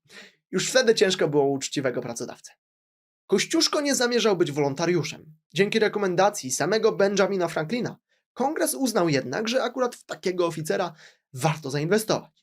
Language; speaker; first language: Polish; native; Polish